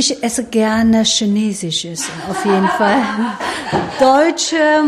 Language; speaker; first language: German; non-native, fluent; Chinese